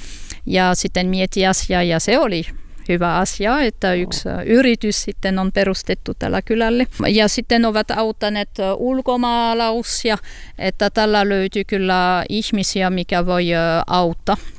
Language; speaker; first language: Finnish; non-native, learner; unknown